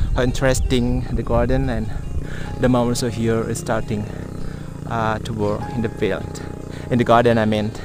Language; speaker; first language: English; non-native, learner; Indonesian